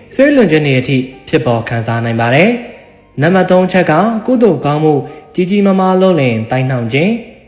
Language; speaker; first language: Burmese; non-native, local second language; Shan